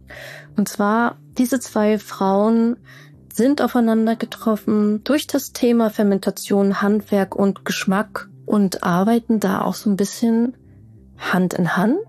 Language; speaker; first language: German; native; German